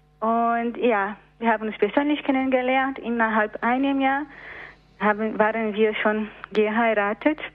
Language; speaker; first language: German; non-native, fluent; Portuguese